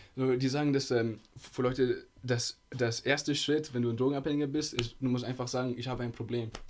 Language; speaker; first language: German; non-native, learner; Italian